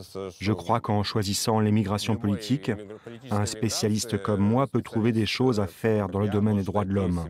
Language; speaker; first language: French; non-native, fluent; Russian